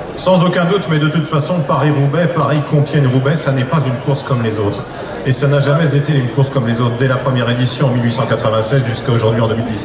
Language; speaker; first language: French; native; French